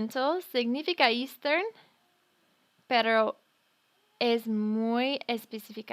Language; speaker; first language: Spanish; non-native, fluent; English